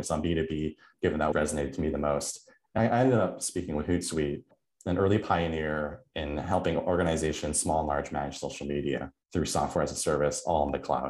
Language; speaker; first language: English; native; English